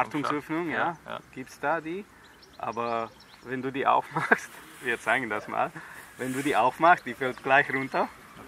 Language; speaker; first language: German; non-native, fluent; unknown